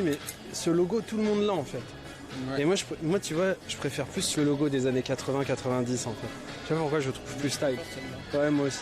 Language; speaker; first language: French; native; French